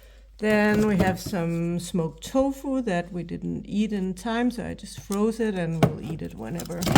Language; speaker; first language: English; non-native, fluent; Danish